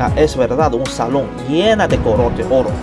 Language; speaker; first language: Spanish; non-native, learner; Chinese